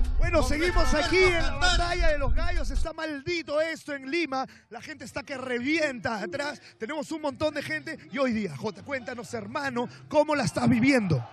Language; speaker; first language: Spanish; native; Spanish